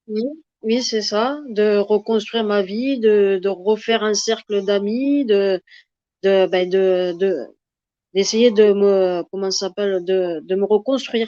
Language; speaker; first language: French; native; French